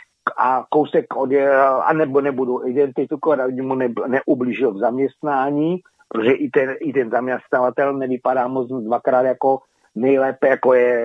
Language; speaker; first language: Czech; native; Czech